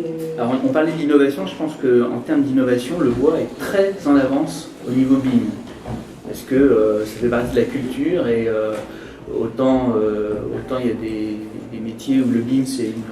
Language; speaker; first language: French; native; French